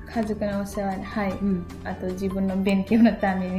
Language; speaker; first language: Japanese; non-native, learner; Nepali